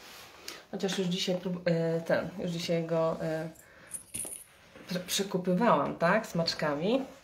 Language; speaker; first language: Polish; native; Polish